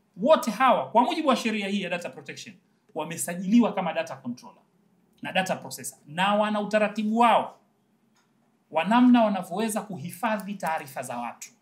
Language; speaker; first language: Swahili; native; Swahili